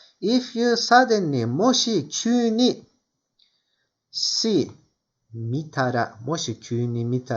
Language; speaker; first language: Japanese; non-native, fluent; Turkish